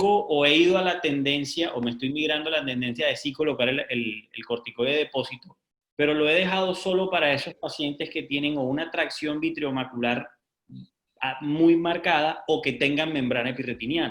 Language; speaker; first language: Spanish; native; Spanish